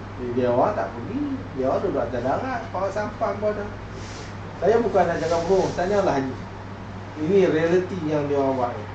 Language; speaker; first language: Malay; native; Malay